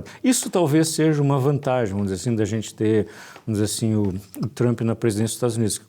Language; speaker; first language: Portuguese; native; Portuguese